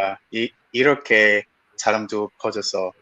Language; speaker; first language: Korean; non-native, learner; English